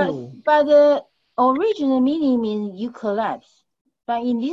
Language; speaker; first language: English; non-native, fluent; French